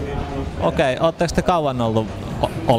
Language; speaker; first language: Finnish; native; Finnish